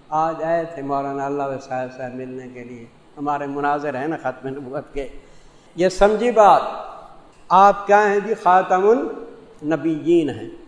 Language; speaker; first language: Urdu; non-native, local second language; Punjabi